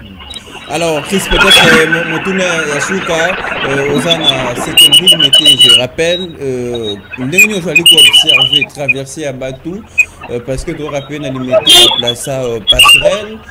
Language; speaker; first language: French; non-native, local second language; Lingala